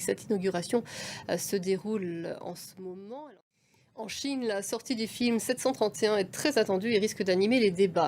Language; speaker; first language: French; native; French